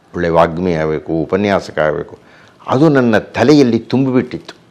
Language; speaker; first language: Kannada; native; Kannada